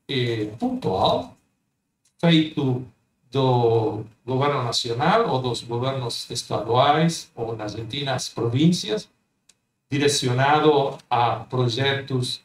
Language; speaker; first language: Portuguese; non-native, fluent; Spanish